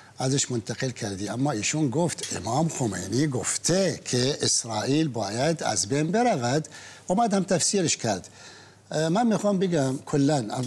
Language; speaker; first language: Persian; non-native, local second language; Arabic